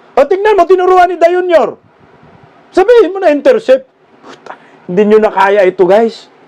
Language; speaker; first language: Filipino; non-native, local second language; Cebuano